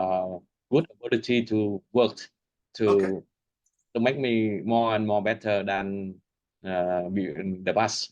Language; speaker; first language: English; non-native, learner; Vietnamese